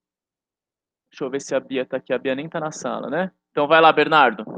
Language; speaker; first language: Portuguese; native; Portuguese